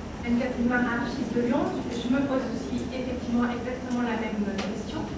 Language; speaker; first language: French; native; French